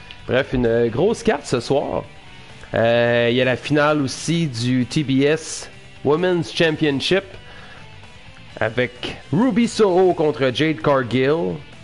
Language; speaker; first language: French; native; French